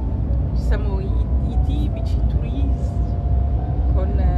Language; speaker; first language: Italian; non-native, learner; French